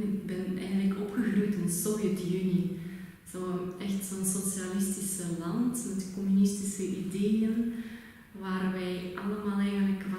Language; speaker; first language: Dutch; non-native, fluent; Russian